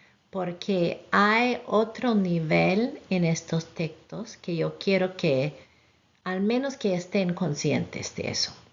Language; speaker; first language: Spanish; non-native, fluent; English